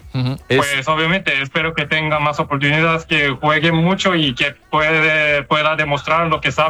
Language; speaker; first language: Spanish; non-native, fluent; Korean